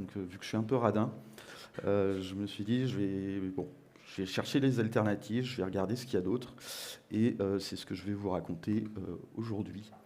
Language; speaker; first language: French; native; French